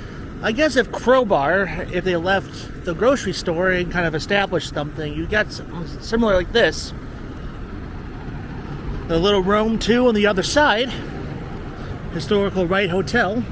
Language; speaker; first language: English; native; English